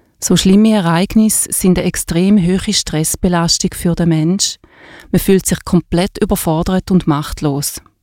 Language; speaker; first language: German; native; German